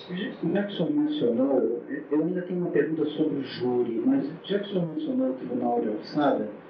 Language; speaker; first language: Portuguese; native; Portuguese